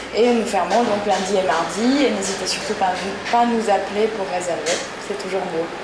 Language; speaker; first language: French; non-native, fluent; Polish